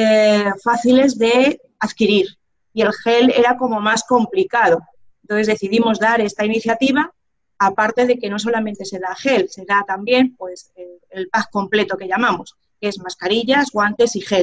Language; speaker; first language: Spanish; native; Spanish